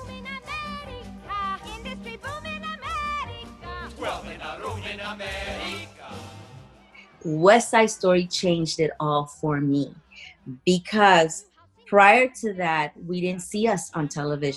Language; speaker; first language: English; native; English